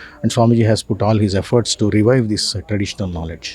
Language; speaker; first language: English; non-native, local second language; Telugu